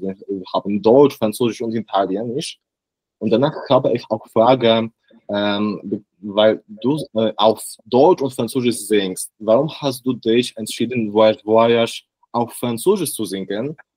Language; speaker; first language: German; non-native, learner; Polish